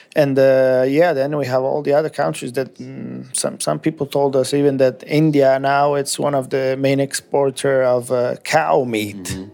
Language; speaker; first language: English; non-native, fluent; Italian